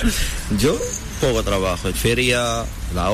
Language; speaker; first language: Spanish; non-native, learner; Arabic